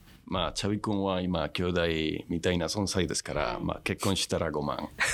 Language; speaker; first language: Japanese; non-native, fluent; Spanish